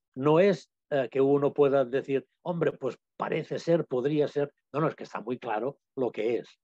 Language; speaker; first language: Spanish; non-native, local second language; Catalan